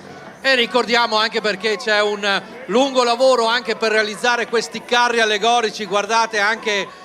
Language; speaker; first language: Italian; native; Italian